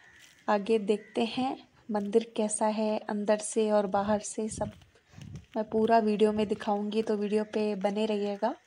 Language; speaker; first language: Hindi; native; Hindi